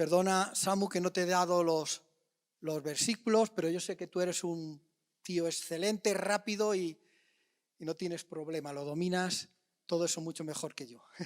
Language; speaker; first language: Spanish; native; Spanish